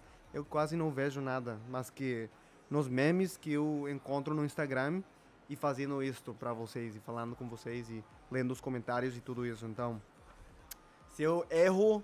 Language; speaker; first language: Portuguese; non-native, fluent; Spanish